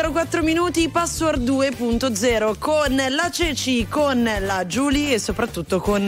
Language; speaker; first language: Italian; native; Italian